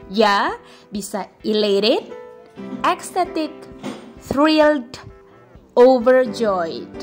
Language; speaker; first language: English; non-native, fluent; Indonesian